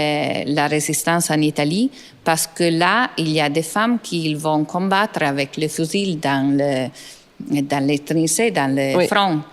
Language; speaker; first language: French; non-native, fluent; Italian